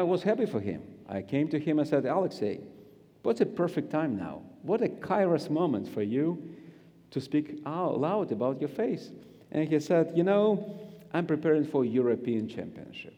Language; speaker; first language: English; non-native, fluent; Russian